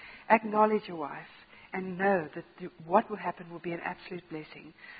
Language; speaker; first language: English; non-native, local second language; Afrikaans